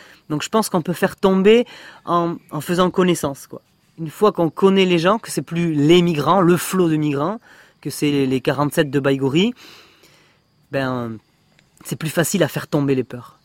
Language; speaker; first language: French; native; French